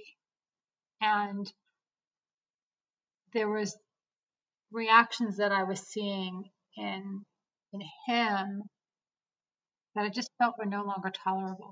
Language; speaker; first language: English; native; English